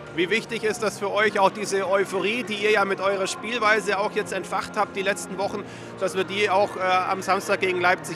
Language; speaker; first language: German; native; German